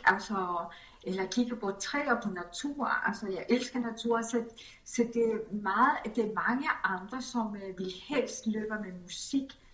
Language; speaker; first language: Danish; early bilingual, other home language; Spanish